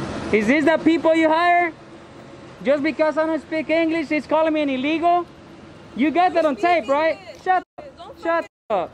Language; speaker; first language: English; early bilingual, other home language; Spanish